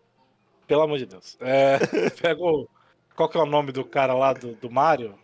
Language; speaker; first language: Portuguese; native; Portuguese